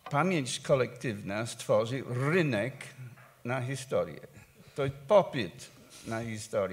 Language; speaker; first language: Polish; non-native, fluent; English